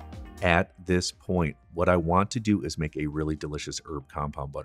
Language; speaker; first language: English; native; English